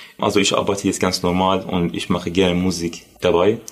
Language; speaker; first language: German; non-native, learner; Persian